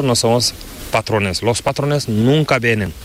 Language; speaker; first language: Spanish; non-native, learner; Fula